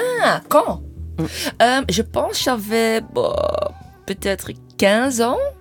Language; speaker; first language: French; non-native, learner; English